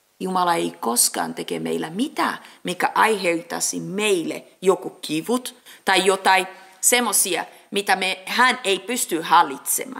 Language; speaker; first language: Finnish; non-native, learner; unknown